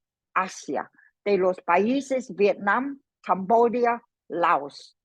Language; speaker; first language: Spanish; non-native, fluent; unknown